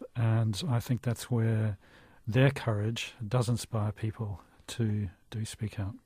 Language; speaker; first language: English; native; English